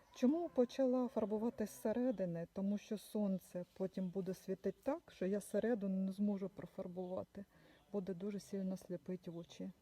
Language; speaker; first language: Ukrainian; native; Ukrainian